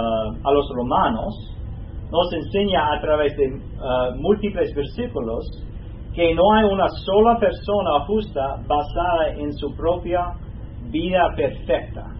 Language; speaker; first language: Spanish; non-native, fluent; English